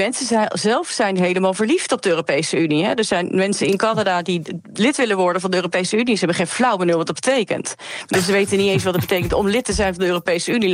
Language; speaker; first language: Dutch; native; Dutch